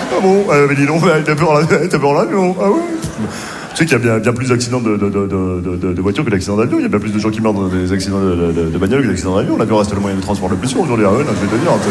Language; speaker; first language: French; native; French